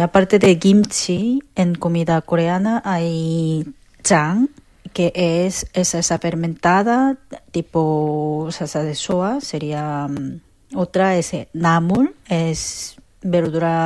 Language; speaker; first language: Spanish; non-native, fluent; Korean